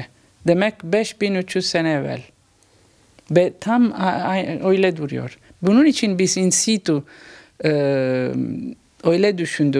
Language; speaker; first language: Turkish; non-native, learner; Italian